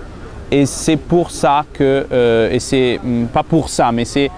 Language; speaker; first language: French; non-native, fluent; Italian